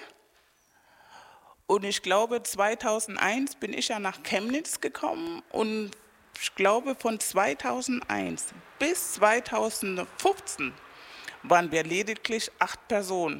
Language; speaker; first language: German; non-native, fluent; Spanish